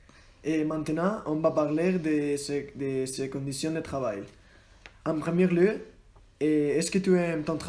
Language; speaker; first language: French; non-native, learner; Spanish